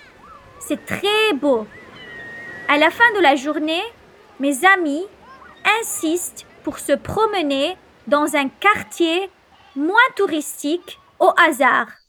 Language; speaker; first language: French; non-native, local second language; Arabic